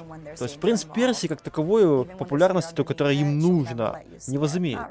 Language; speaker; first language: Russian; native; Russian